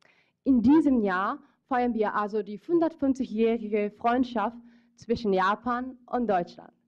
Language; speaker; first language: German; non-native, fluent; Japanese